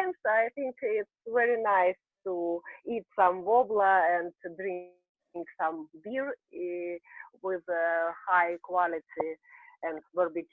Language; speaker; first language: English; non-native, learner; Russian